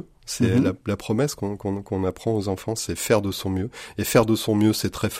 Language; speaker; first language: French; native; French